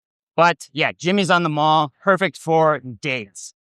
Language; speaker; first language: English; native; English